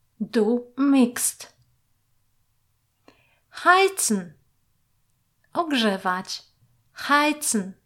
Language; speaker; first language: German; non-native, fluent; Polish